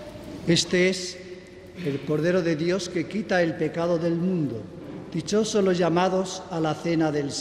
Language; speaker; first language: Spanish; native; Spanish